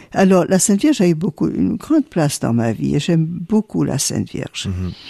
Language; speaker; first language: French; early bilingual, other home language; Italian